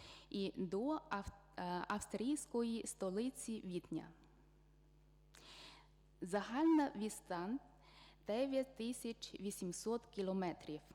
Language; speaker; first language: Ukrainian; non-native, fluent; Chinese